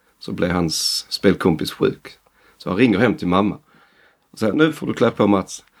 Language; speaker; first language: Swedish; native; Swedish